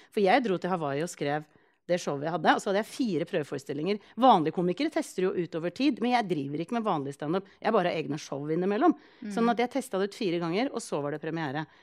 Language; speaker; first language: Norwegian; early bilingual, other home language; Icelandic